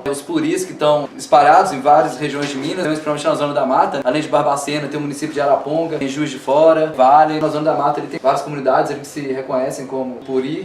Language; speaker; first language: Portuguese; native; Portuguese